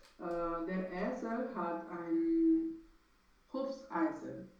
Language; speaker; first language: German; non-native, learner; Romanian